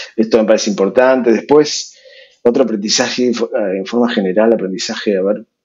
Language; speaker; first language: Spanish; native; Spanish